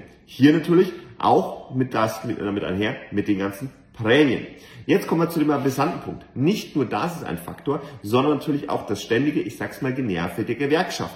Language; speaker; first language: German; native; German